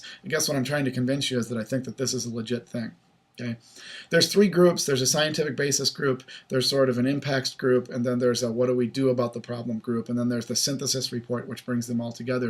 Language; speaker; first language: English; native; English